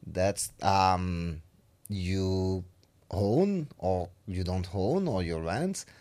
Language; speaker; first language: English; non-native, fluent; French